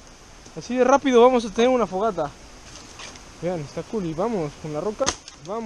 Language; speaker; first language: Spanish; native; Spanish